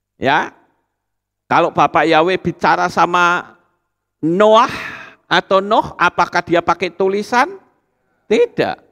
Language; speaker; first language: Indonesian; native; Indonesian